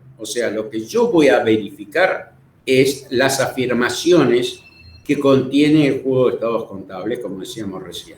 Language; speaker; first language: Spanish; native; Spanish